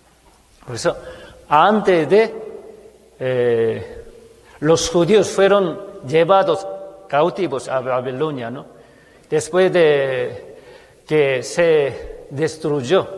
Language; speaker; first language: Spanish; non-native, fluent; Korean